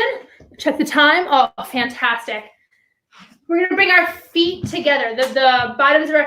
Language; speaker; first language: English; native; English